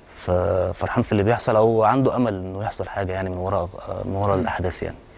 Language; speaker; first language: Arabic; native; Arabic